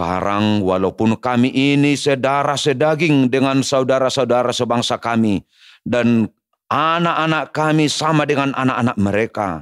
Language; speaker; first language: Indonesian; native; Indonesian